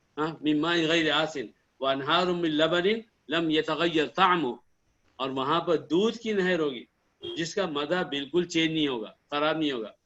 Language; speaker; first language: Urdu; native; Urdu